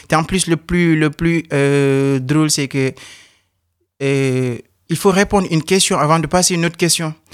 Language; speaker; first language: French; non-native, local second language; Wolof